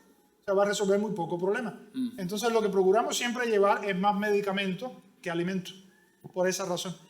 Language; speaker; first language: Spanish; native; Spanish